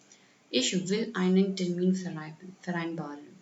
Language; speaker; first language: German; non-native, fluent; Hindi